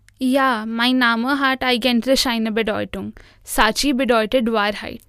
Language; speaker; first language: German; non-native, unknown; Hindi